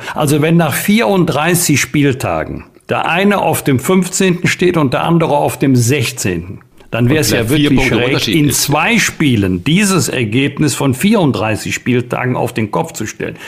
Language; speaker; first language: German; native; German